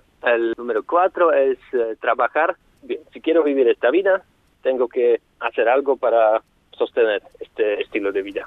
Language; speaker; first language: Spanish; non-native, fluent; Slovak